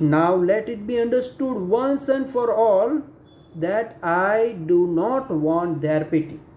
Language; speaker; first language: English; non-native, local second language; Gujarati